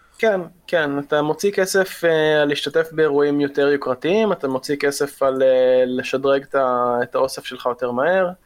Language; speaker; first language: Hebrew; native; Hebrew